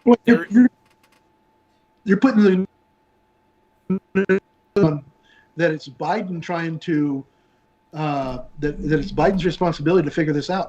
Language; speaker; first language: English; native; English